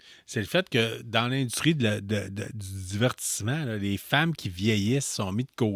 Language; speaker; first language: French; native; French